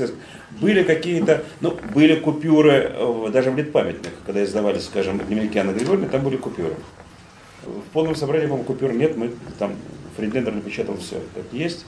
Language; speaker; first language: Russian; native; Russian